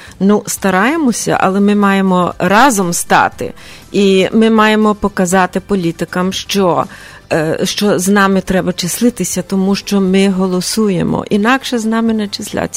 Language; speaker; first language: Ukrainian; early bilingual, heritage; Ukrainian